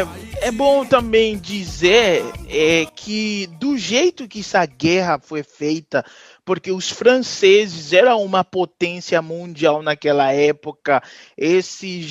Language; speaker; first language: Portuguese; non-native, fluent; Haitian Creole